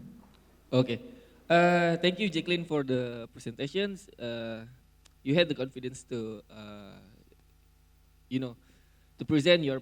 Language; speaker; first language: English; non-native, fluent; Indonesian